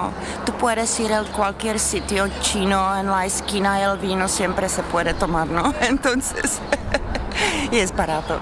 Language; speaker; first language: Spanish; non-native, fluent; Czech